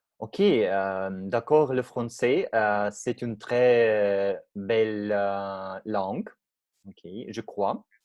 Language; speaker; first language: French; non-native, learner; Russian